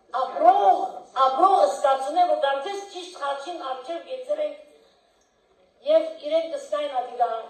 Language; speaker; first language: Armenian; early bilingual, heritage; Armenian